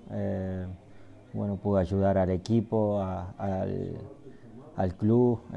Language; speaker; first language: Spanish; native; Spanish